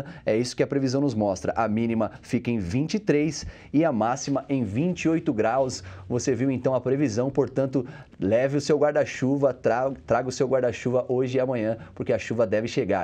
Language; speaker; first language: Portuguese; native; Portuguese